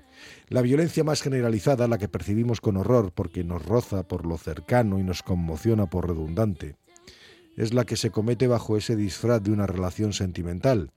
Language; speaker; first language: Spanish; native; Spanish